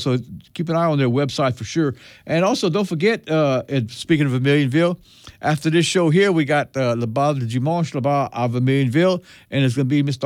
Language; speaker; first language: English; native; English